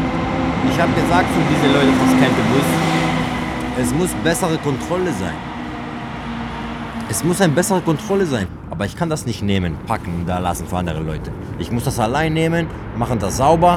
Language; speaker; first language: German; non-native, learner; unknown